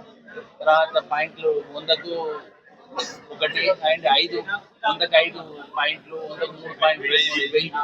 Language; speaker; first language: Telugu; native; Telugu